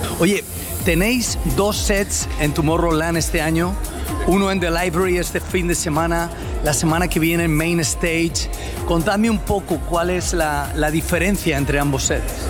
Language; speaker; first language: Spanish; native; Spanish